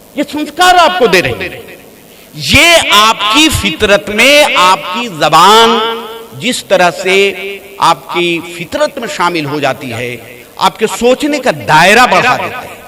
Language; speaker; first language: Urdu; native; Urdu